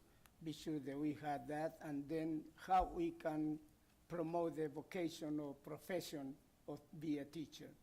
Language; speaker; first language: English; non-native, fluent; Spanish